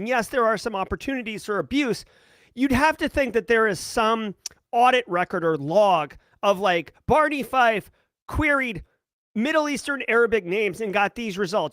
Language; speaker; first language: English; native; English